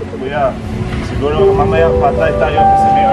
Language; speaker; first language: Filipino; non-native, learner; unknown